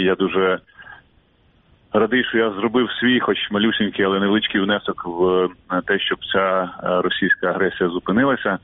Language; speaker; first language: Ukrainian; native; Ukrainian